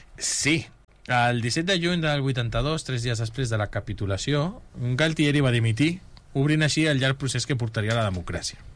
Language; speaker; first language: Catalan; non-native, local second language; Spanish